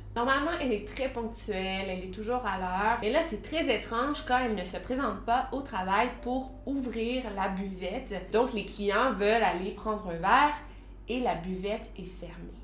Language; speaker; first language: French; native; French